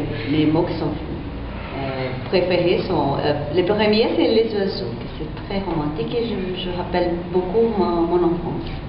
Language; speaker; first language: French; non-native, learner; Portuguese